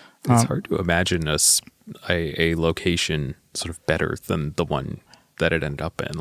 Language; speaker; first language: English; native; English